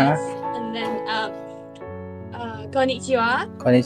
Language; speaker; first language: English; non-native, local second language; Cantonese